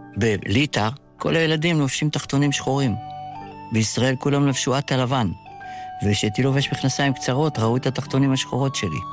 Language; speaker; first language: Hebrew; early bilingual, other home language; Yiddish